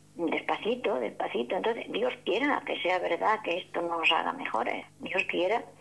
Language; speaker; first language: Spanish; native; Spanish